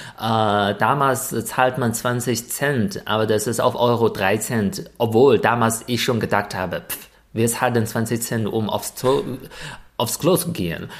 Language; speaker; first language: German; non-native, fluent; Chinese